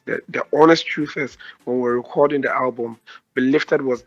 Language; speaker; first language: English; non-native, local second language; Akan